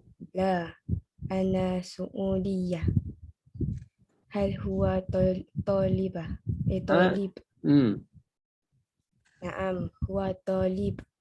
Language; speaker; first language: Arabic; non-native, learner; Malay